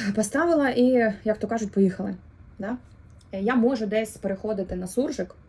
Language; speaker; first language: Ukrainian; non-native, local second language; Russian